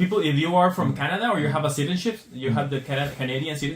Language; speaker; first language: English; non-native, fluent; Spanish